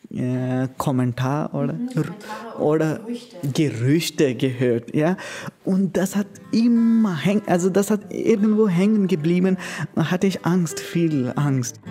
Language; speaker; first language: German; non-native, learner; Konkani